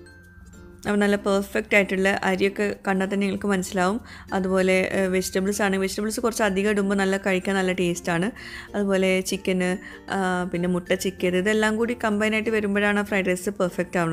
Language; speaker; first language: Malayalam; native; Malayalam